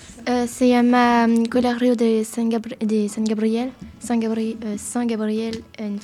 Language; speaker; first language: Spanish; non-native, learner; French